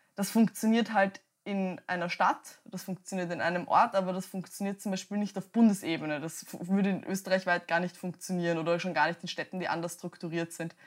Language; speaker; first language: German; native; German